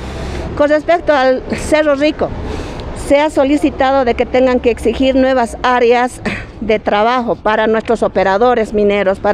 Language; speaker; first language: Spanish; native; Spanish